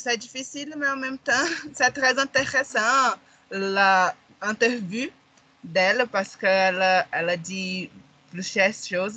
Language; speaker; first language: French; non-native, learner; Portuguese